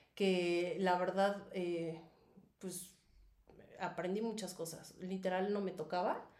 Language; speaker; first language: Spanish; native; Spanish